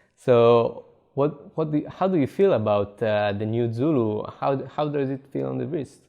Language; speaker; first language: English; non-native, fluent; Italian